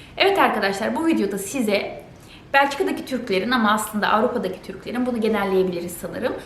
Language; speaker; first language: Turkish; native; Turkish